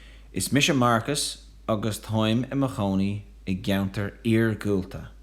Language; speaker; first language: Irish; non-native, local second language; English